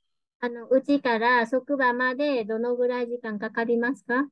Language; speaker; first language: Japanese; non-native, fluent; Vietnamese